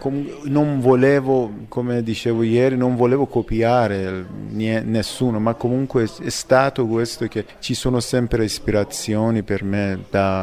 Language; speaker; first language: Italian; non-native, fluent; Persian